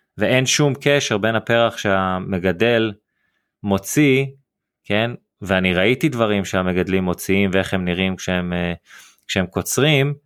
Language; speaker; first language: Hebrew; early bilingual, heritage; Hebrew